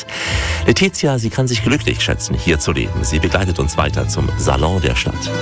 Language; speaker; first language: German; native; German